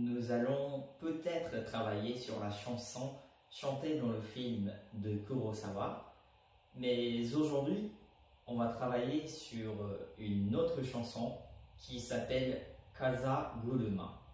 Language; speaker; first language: French; non-native, fluent; Japanese